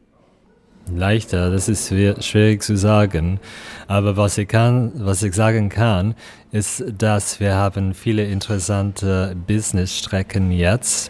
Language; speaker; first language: German; non-native, fluent; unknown